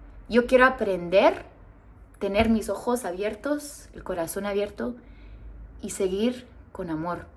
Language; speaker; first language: Spanish; early bilingual, heritage; Spanish